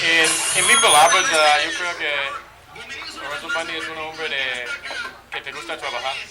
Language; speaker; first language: Spanish; non-native, fluent; English